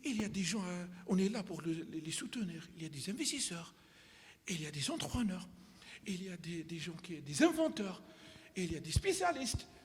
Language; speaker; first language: French; non-native, local second language; Arabic